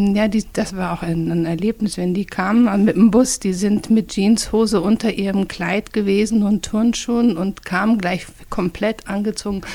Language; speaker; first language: German; native; German